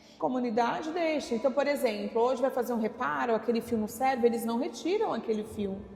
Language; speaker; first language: Portuguese; native; Portuguese